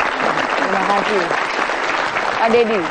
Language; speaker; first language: Indonesian; native; Indonesian